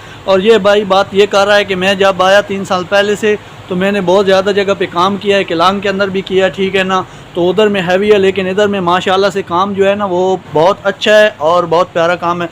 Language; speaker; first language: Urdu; non-native, local second language; Punjabi